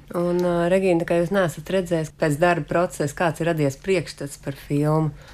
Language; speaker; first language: Latvian; native; Latvian